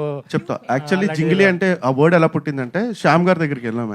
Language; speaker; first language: Telugu; native; Telugu